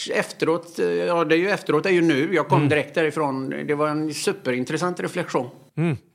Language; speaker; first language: Swedish; native; Swedish